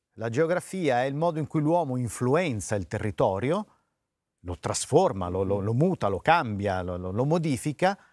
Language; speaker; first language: Italian; native; Italian